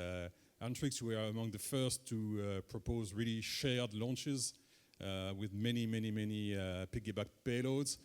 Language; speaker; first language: English; non-native, fluent; French